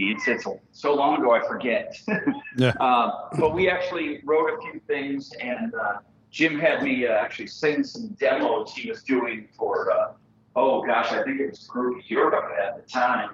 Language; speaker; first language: English; native; English